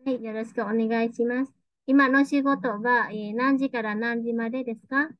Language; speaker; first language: Japanese; non-native, fluent; Vietnamese